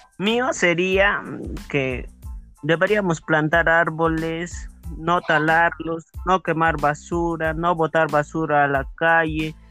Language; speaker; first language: Spanish; native; Spanish